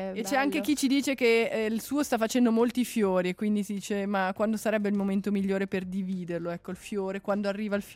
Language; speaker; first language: Italian; native; Italian